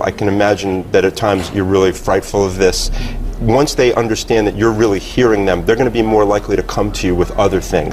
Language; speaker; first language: English; native; English